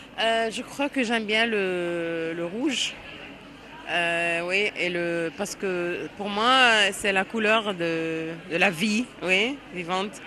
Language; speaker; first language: French; non-native, fluent; Arabic